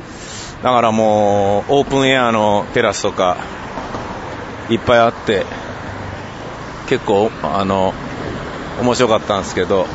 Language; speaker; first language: Japanese; native; Japanese